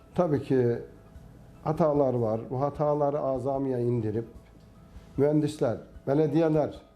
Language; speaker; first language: Turkish; native; Turkish